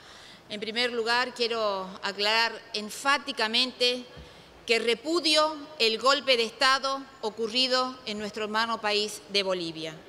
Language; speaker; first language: Spanish; native; Spanish